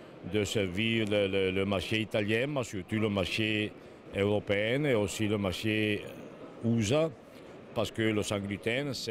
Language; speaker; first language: French; non-native, fluent; Italian